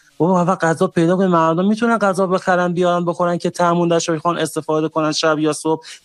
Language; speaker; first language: Persian; native; Persian